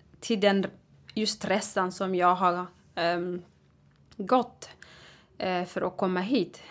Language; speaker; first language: Swedish; non-native, fluent; Tigrinya